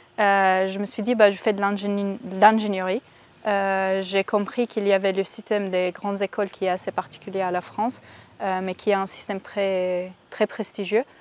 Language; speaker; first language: French; non-native, fluent; Arabic